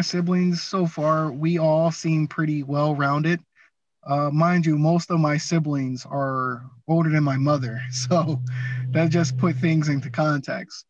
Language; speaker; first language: English; native; English